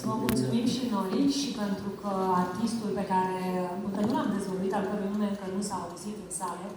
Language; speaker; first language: Romanian; native; Romanian